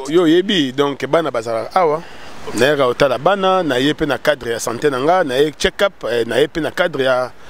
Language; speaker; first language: Lingala; non-native, local second language; Kongo